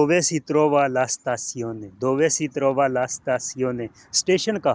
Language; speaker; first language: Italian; non-native, fluent; Punjabi